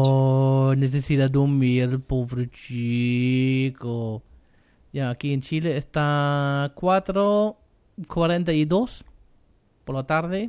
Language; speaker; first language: Spanish; non-native, learner; German